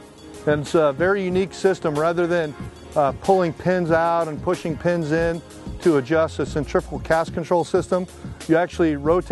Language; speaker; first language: English; native; English